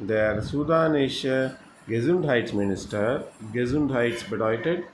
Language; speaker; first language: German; non-native, fluent; Tamil